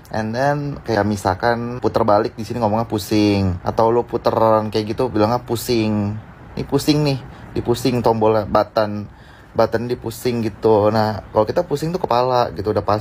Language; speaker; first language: Indonesian; native; Indonesian